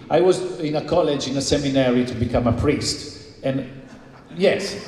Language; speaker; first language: English; non-native, fluent; Italian